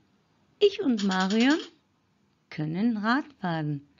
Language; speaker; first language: German; non-native, fluent; Turkish